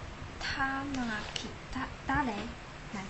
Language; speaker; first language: Japanese; non-native, learner; Chinese